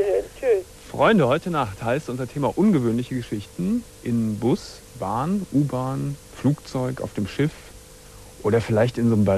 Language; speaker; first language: German; native; German